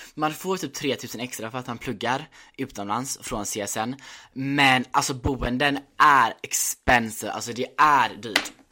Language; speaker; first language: Swedish; native; Swedish